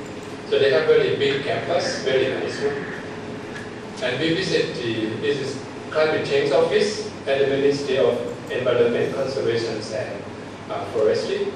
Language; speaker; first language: English; non-native, fluent; Thai